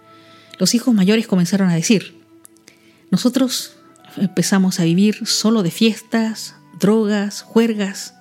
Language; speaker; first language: Spanish; native; Spanish